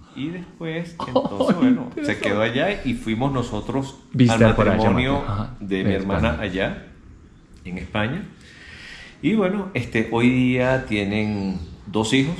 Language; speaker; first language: Spanish; early bilingual, other home language; Japanese